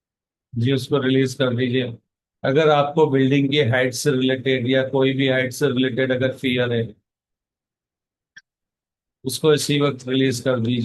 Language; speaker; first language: Hindi; native; Hindi